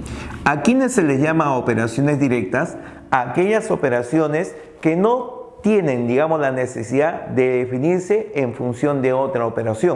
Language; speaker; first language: Spanish; native; Spanish